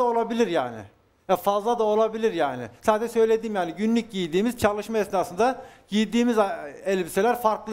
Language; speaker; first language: Turkish; native; Turkish